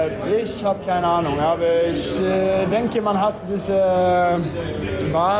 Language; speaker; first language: German; non-native, learner; Swedish